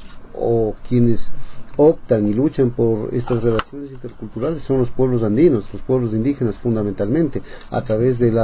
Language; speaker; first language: Spanish; native; Spanish